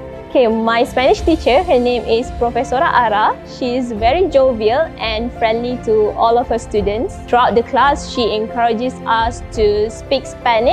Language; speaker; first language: English; non-native, local second language; Malay